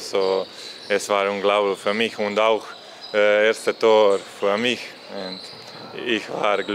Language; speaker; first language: German; non-native, learner; Croatian